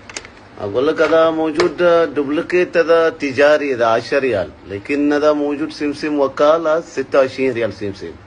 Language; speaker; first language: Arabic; non-native, learner; Malayalam